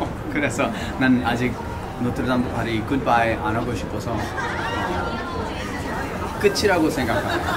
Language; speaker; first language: Korean; early bilingual, heritage; Korean